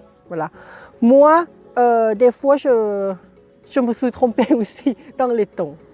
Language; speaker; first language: French; non-native, fluent; Thai